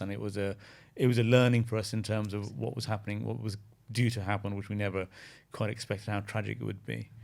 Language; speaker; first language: English; native; English